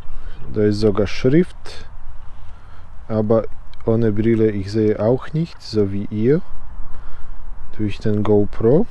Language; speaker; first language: German; non-native, learner; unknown